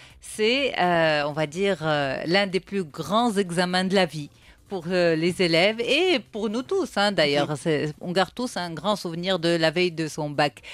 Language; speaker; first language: French; non-native, local second language; Arabic